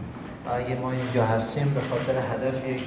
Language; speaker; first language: Persian; native; Persian